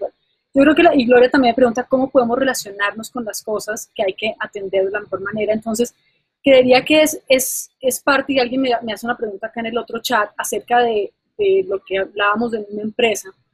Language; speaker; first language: Spanish; native; Spanish